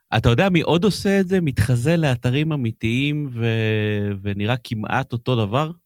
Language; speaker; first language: Hebrew; native; Hebrew